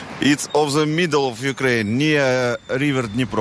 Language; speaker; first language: English; non-native, learner; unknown